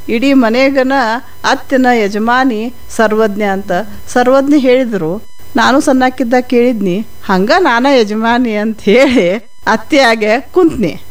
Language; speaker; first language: Kannada; native; Kannada